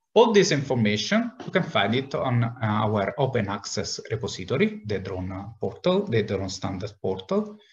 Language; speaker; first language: English; non-native, fluent; Italian